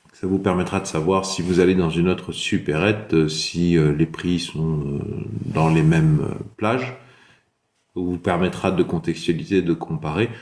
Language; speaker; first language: French; native; French